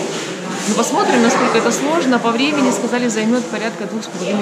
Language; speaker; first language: Russian; native; Russian